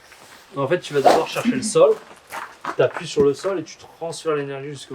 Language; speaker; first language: French; native; French